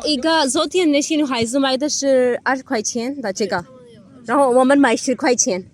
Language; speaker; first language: Chinese; non-native, fluent; Urdu